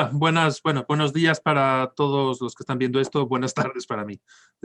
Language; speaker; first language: Spanish; native; Spanish